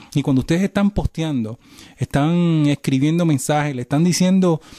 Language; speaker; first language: Spanish; native; Spanish